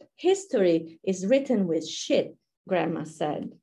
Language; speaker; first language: English; non-native, fluent; Romanian